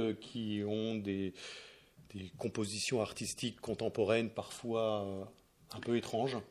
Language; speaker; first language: French; native; French